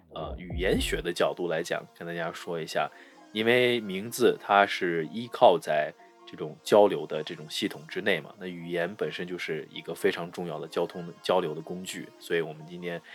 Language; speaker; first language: Chinese; native; Chinese